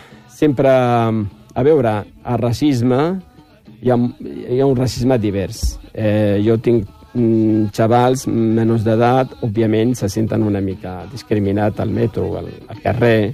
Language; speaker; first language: Catalan; non-native, fluent; Riffian